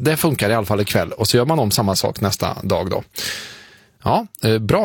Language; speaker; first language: Swedish; native; Swedish